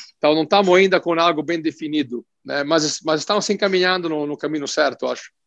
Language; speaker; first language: Portuguese; non-native, fluent; Italian